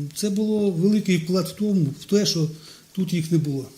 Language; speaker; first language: Ukrainian; non-native, local second language; Russian